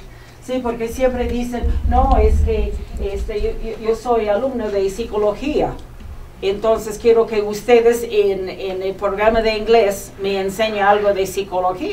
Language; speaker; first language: Spanish; non-native, fluent; English